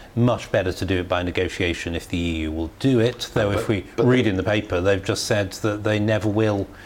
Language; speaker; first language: English; native; English